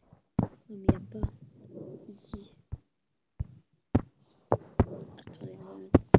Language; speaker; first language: French; native; French